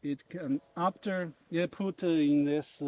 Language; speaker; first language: English; non-native, learner; Chinese